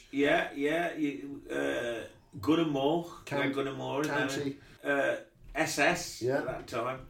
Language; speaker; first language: English; native; English